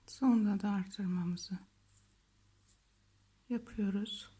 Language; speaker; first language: Turkish; native; Turkish